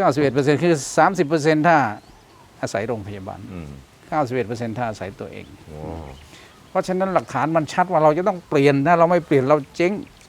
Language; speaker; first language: Thai; native; Thai